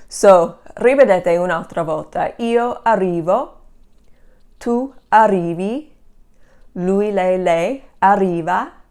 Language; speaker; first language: Italian; non-native, fluent; English